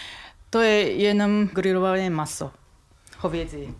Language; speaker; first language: Czech; non-native, fluent; Japanese